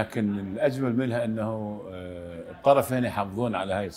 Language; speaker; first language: Arabic; native; Arabic